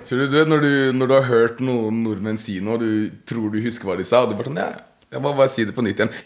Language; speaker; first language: Norwegian; native; Norwegian